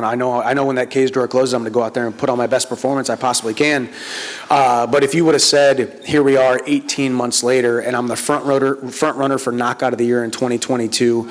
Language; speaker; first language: English; native; English